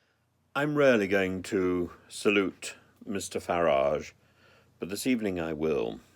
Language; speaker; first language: English; native; English